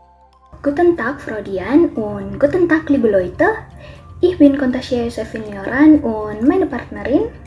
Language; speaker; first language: German; non-native, learner; Indonesian